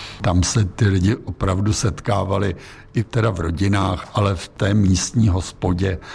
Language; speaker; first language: Czech; native; Czech